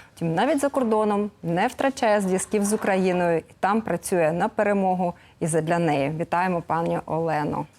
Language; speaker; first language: Ukrainian; native; Ukrainian